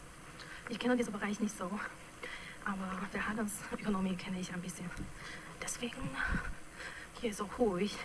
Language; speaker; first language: German; non-native, fluent; Chinese